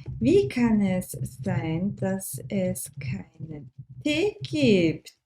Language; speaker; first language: German; non-native, fluent; Turkish